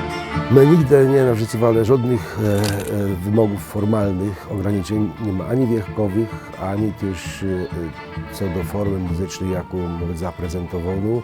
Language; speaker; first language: Polish; native; Polish